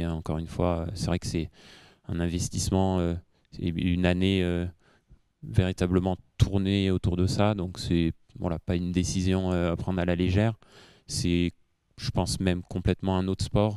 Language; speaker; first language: French; native; French